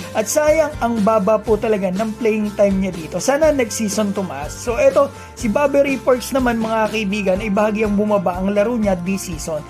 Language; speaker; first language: Filipino; native; Filipino